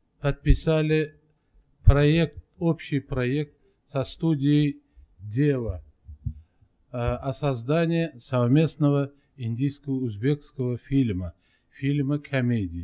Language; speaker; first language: Russian; non-native, local second language; Uzbek